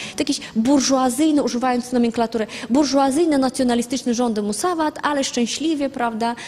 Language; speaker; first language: Polish; non-native, fluent; Azerbaijani